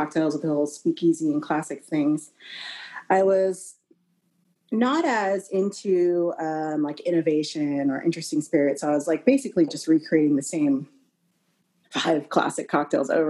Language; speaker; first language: English; early bilingual, other home language; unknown